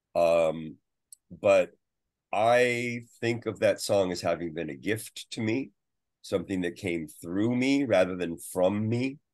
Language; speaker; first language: English; native; English